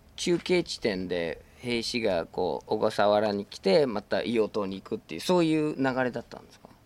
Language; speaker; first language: Japanese; non-native, fluent; English